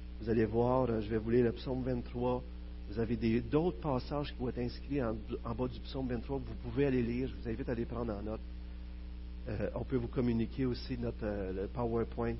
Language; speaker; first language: French; native; French